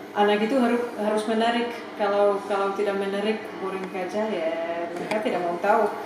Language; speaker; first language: Indonesian; non-native, fluent; Czech